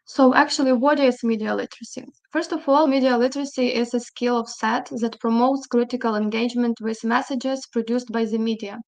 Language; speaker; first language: English; non-native, fluent; Ukrainian